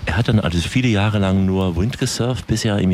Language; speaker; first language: German; native; German